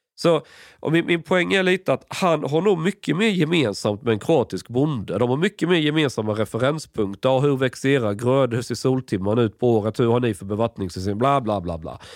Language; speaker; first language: Swedish; native; Swedish